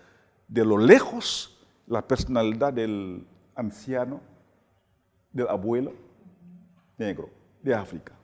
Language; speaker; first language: Spanish; non-native, fluent; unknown